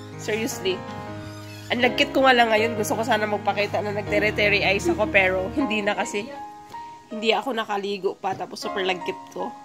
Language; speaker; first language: Filipino; native; Filipino